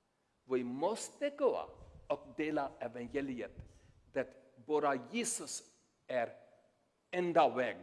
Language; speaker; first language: Swedish; non-native, learner; Urdu